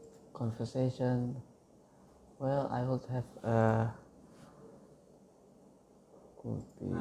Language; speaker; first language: English; non-native, learner; Indonesian